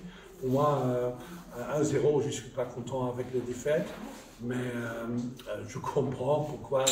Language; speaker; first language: French; non-native, fluent; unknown